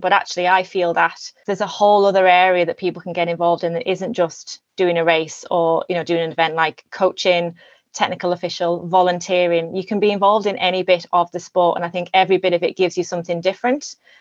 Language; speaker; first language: English; native; English